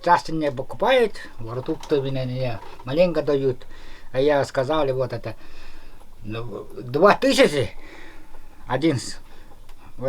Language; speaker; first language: Russian; non-native, local second language; Yakut